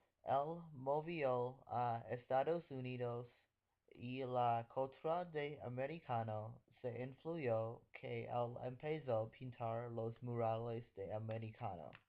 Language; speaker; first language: Spanish; non-native, learner; English